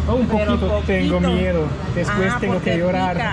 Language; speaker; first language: Spanish; non-native, learner; German